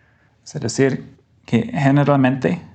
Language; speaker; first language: Spanish; non-native, fluent; English